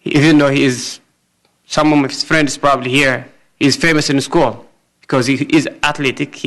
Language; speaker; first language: English; non-native, fluent; Amharic